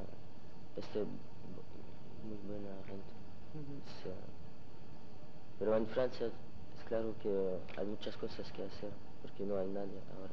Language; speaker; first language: Spanish; non-native, learner; French